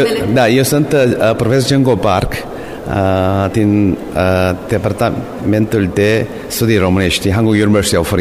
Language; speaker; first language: Romanian; non-native, fluent; Korean